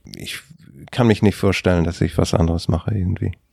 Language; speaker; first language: German; non-native, fluent; English